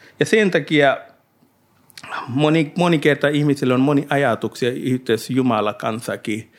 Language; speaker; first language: Finnish; non-native, learner; Hindi